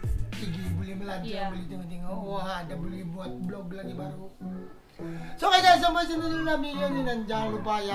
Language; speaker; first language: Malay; non-native, learner; Filipino